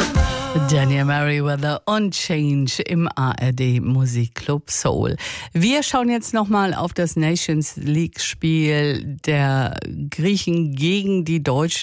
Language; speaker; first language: German; native; German